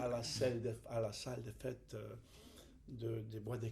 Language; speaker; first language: French; non-native, fluent; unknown